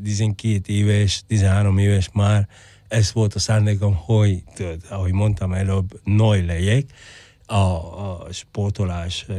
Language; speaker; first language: Hungarian; non-native, fluent; Spanish